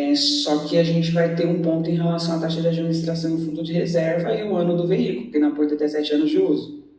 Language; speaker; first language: Portuguese; native; Portuguese